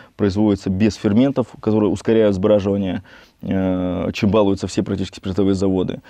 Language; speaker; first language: Russian; native; Russian